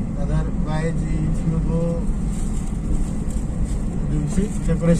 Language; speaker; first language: English; non-native, learner; Hindi